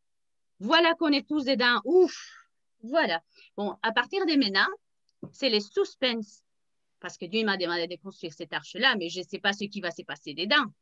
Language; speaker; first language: French; native; French